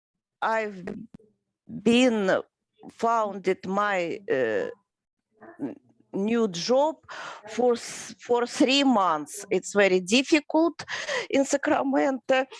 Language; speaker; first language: English; non-native, learner; Russian